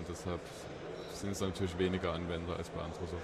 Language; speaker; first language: German; native; German